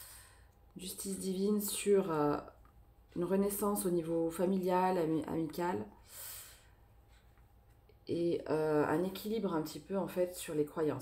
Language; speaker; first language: French; native; French